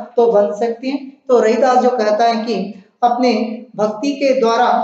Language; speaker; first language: Hindi; non-native, local second language; Kannada